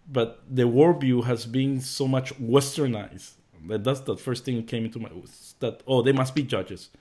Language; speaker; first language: English; early bilingual, other home language; Spanish